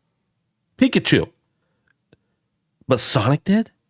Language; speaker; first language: English; native; English